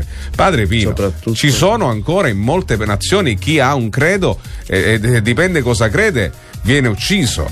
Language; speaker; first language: Italian; native; Italian